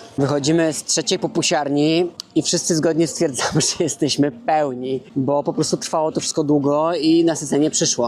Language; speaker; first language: Polish; native; Polish